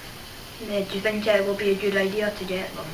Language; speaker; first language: English; native; English